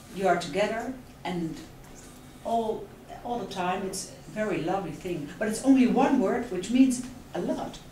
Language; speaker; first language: English; non-native, fluent; Dutch